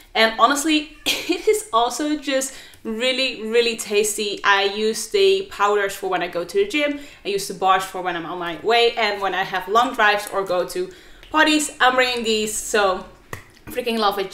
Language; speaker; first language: English; non-native, fluent; Dutch